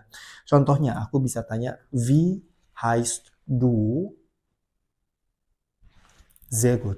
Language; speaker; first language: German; non-native, fluent; Indonesian